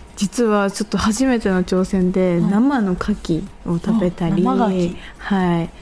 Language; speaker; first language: Japanese; native; Japanese